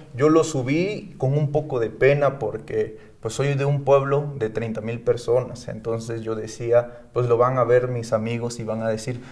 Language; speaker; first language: Spanish; native; Spanish